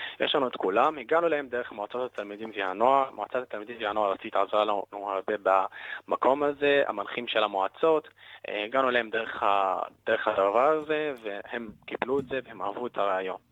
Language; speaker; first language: Hebrew; non-native, local second language; Arabic